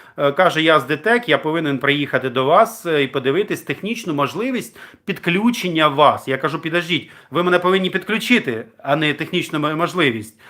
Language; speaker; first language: Ukrainian; non-native, local second language; Russian